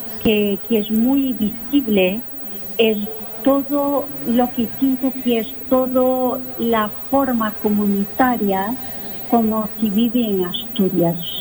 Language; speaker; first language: Spanish; non-native, local second language; Portuguese